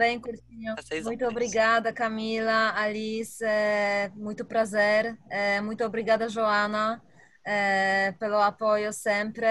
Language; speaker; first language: Portuguese; non-native, fluent; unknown